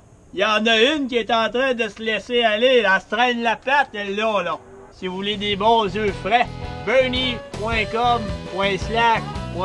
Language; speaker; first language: French; native; French